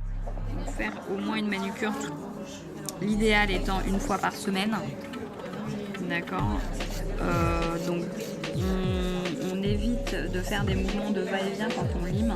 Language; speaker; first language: French; native; French